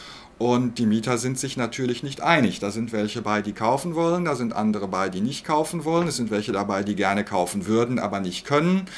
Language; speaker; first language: German; native; German